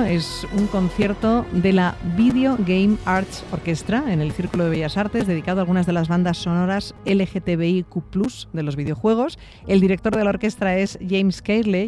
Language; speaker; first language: Spanish; native; Spanish